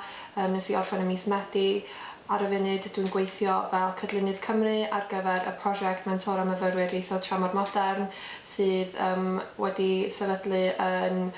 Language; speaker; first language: Welsh; native; Welsh